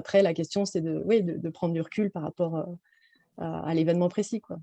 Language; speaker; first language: French; native; French